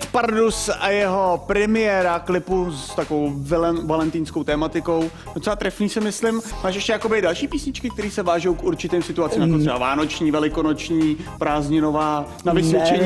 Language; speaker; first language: Czech; native; Czech